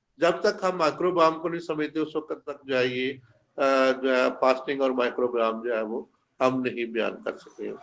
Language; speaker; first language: Urdu; non-native, local second language; Punjabi